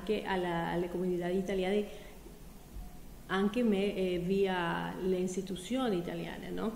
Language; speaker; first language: Italian; non-native, fluent; Spanish